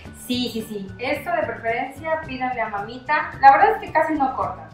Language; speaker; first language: Spanish; native; Spanish